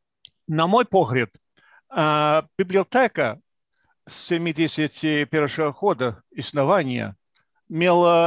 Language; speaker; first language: Belarusian; non-native, fluent; English